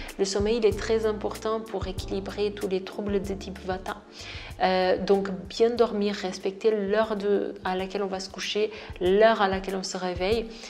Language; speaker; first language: French; non-native, fluent; Portuguese